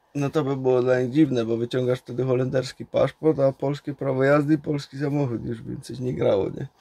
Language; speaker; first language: Polish; native; Polish